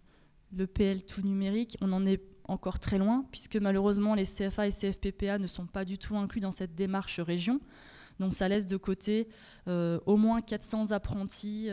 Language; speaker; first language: French; native; French